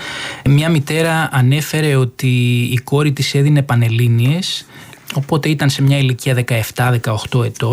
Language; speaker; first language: Greek; native; Greek